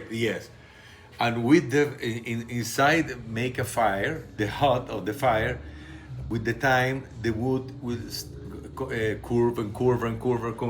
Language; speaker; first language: English; non-native, learner; Italian